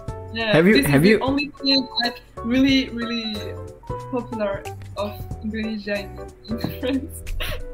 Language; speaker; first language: English; non-native, fluent; French